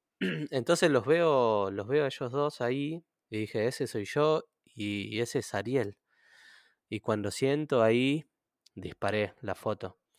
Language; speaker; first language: Spanish; native; Spanish